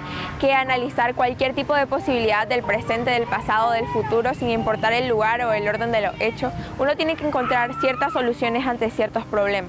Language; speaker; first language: Spanish; native; Spanish